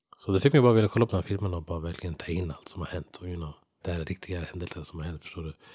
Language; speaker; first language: Swedish; early bilingual, other home language; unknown